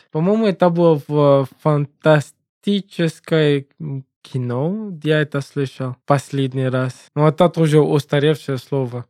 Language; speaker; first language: Russian; non-native, learner; English